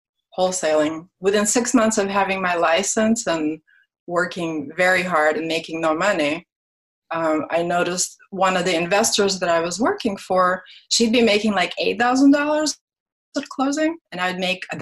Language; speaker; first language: English; early bilingual, other home language; Ukrainian